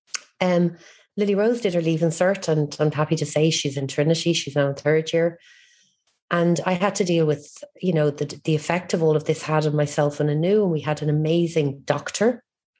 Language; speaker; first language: English; native; English